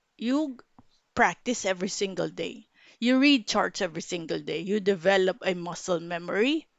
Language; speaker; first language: English; non-native, local second language; Filipino